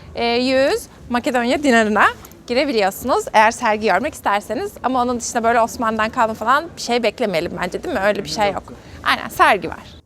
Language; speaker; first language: Turkish; native; Turkish